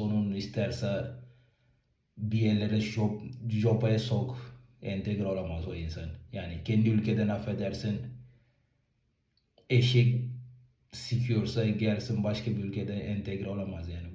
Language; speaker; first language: Turkish; non-native, fluent; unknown